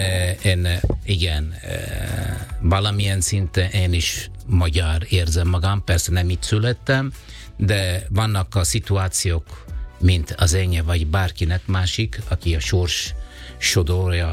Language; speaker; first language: Hungarian; non-native, fluent; Italian